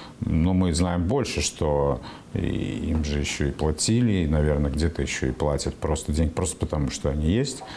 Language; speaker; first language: Russian; native; Russian